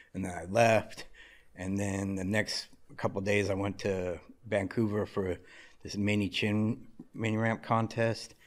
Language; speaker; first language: English; native; English